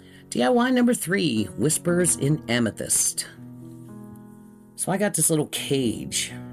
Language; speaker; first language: English; native; English